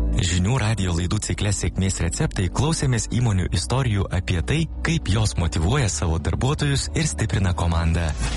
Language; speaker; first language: Lithuanian; native; Lithuanian